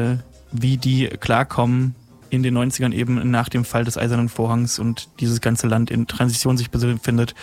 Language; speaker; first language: German; native; German